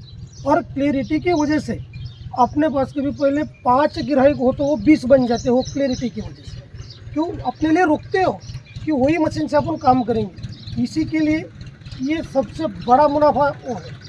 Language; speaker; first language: Hindi; non-native, local second language; Marathi